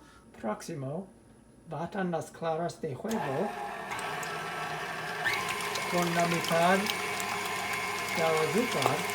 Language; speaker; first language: Spanish; non-native, learner; English